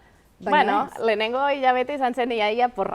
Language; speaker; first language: Basque; non-native, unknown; Catalan